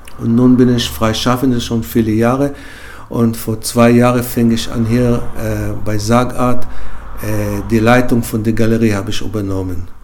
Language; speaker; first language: German; non-native, fluent; Hebrew